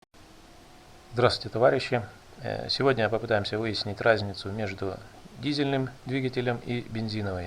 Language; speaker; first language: Russian; native; Russian